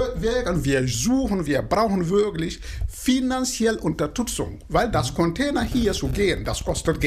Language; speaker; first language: German; non-native, fluent; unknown